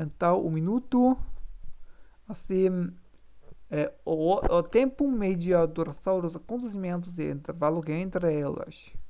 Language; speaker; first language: Portuguese; non-native, learner; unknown